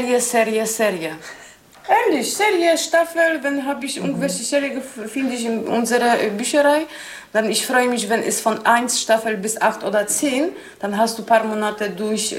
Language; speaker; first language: German; non-native, learner; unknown